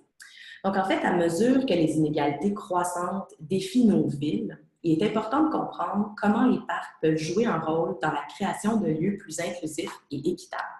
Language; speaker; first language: French; native; French